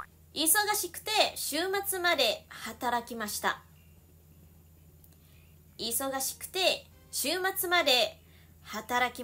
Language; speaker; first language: Japanese; non-native, fluent; Chinese